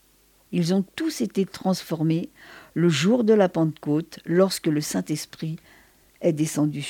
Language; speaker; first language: French; native; French